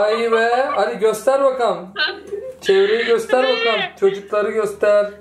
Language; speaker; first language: Turkish; native; Turkish